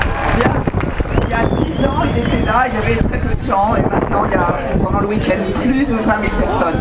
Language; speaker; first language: French; native; French